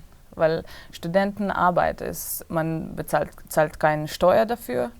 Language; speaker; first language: German; non-native, fluent; Slovenian